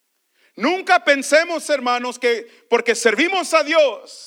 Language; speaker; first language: Spanish; early bilingual, heritage; Spanish